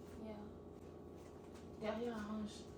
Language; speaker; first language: French; non-native, learner; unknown